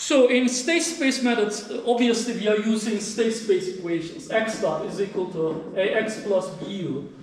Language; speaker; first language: English; non-native, fluent; Turkish